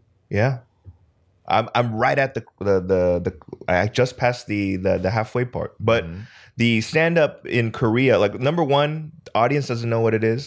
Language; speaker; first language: English; early bilingual, other home language; Korean